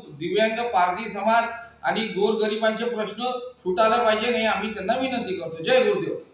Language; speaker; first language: Marathi; native; Marathi